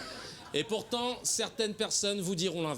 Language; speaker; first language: French; native; French